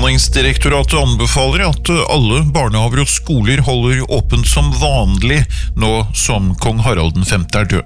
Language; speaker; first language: Norwegian; native; Norwegian